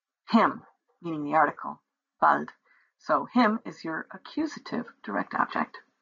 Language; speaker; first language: English; native; English